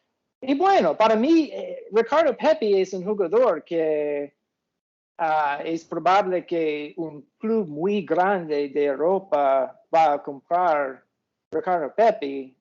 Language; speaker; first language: Spanish; non-native, fluent; English